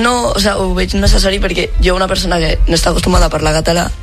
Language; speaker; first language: Catalan; non-native, local second language; Spanish